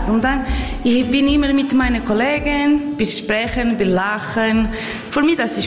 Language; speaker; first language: German; non-native, learner; Portuguese